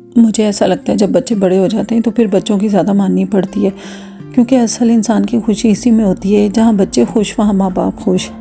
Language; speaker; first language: Urdu; native; Urdu